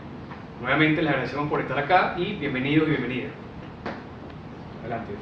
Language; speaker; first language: Spanish; native; Spanish